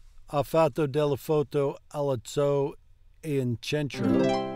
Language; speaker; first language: Italian; non-native, learner; English